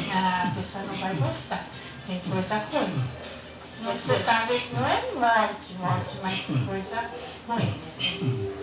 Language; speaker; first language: Portuguese; non-native, learner; Japanese